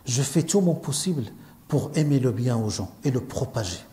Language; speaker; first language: French; non-native, local second language; Arabic